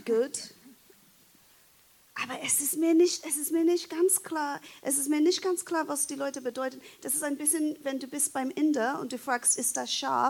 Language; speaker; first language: German; non-native, fluent; English